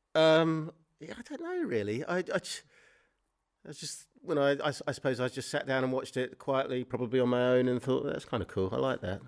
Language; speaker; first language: English; native; English